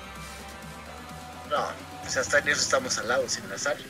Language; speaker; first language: Spanish; native; Spanish